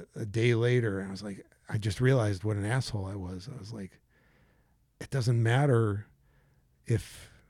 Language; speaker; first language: English; native; English